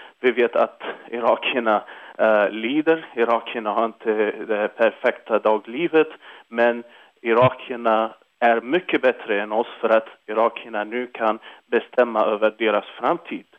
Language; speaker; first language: Swedish; non-native, fluent; Arabic